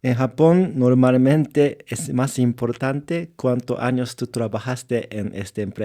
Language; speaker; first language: Spanish; non-native, learner; Japanese